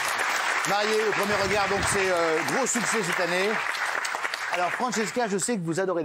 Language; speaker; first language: French; native; French